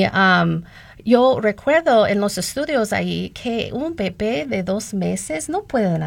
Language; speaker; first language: Spanish; non-native, learner; English